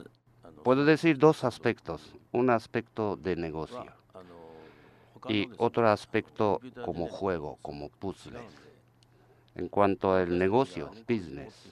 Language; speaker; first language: Spanish; non-native, learner; Japanese